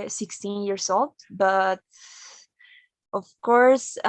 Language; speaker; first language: English; non-native, learner; Spanish